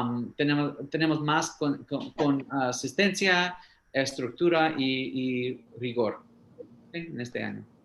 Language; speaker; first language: Spanish; early bilingual, heritage; English